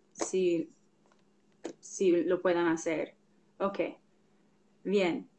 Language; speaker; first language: Spanish; non-native, fluent; English